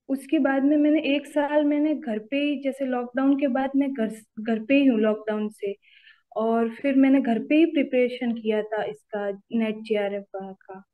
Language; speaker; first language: Hindi; native; Hindi